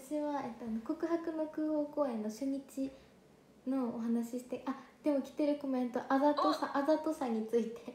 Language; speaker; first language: Japanese; native; Japanese